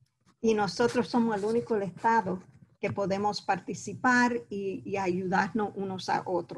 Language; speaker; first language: Spanish; early bilingual, heritage; Spanish